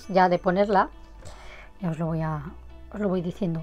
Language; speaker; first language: Spanish; native; Spanish